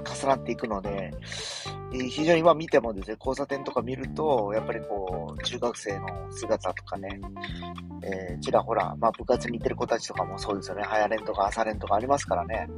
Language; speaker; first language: Japanese; native; Japanese